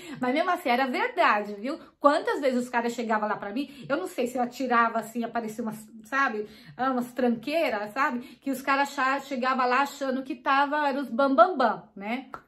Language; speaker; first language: Portuguese; native; Portuguese